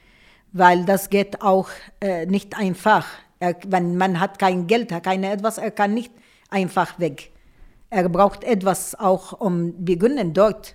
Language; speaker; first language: German; non-native, local second language; Arabic